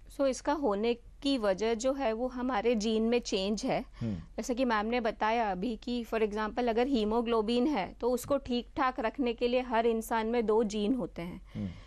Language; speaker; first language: Hindi; non-native, local second language; Gujarati